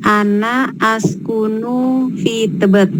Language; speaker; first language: Arabic; non-native, learner; Indonesian